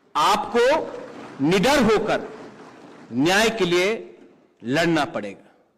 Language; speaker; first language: Hindi; non-native, local second language; Kok Borok